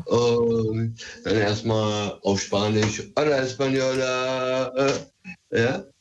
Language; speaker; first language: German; early bilingual, other home language; Turkish